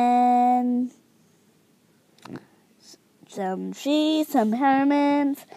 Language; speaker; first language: English; native; English